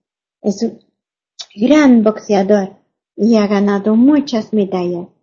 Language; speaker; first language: Spanish; non-native, learner; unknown